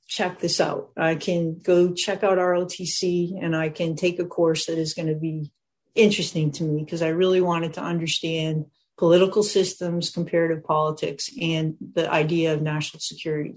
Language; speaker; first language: English; native; English